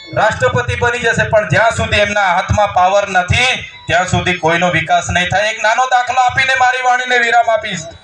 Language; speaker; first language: Gujarati; non-native, local second language; Vasavi